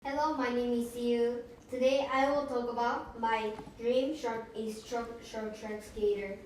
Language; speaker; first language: English; non-native, fluent; Korean